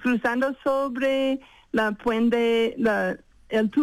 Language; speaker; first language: Spanish; non-native, fluent; English